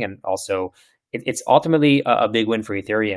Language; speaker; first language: English; native; English